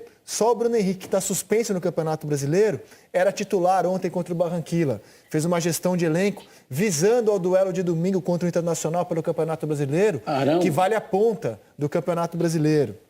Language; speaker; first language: Portuguese; native; Portuguese